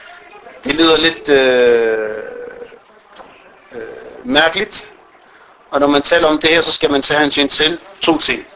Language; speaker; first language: Danish; early bilingual, other home language; Arabic